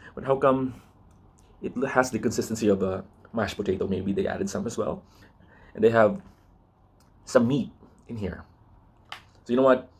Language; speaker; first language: English; non-native, local second language; Cebuano